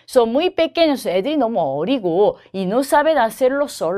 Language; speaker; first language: Spanish; non-native, fluent; Korean